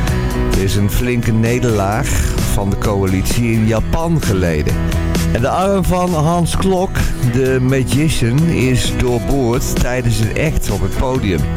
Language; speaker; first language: Dutch; native; Dutch